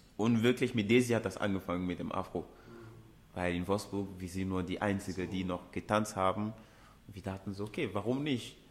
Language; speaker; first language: German; non-native, fluent; Ewe